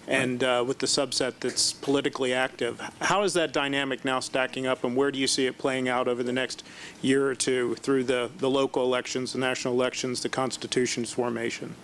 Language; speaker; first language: English; non-native, fluent; Turkish